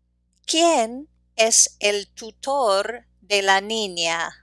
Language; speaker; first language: Spanish; non-native, fluent; English